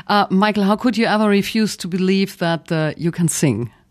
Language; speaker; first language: English; non-native, fluent; German